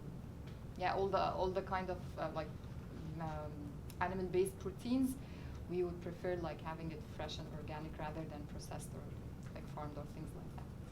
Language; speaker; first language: English; non-native, local second language; Arabic